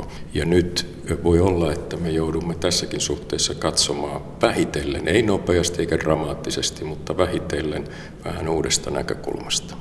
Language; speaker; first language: Finnish; native; Finnish